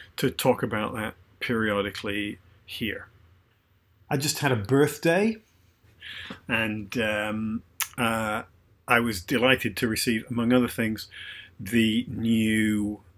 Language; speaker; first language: English; native; English